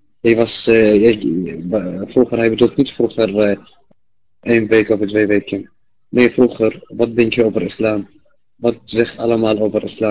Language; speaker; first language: Dutch; non-native, learner; Arabic